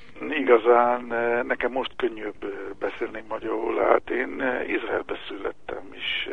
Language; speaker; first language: Hungarian; early bilingual, heritage; Hebrew